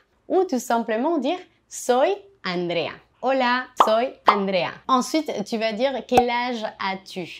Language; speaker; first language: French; non-native, fluent; Spanish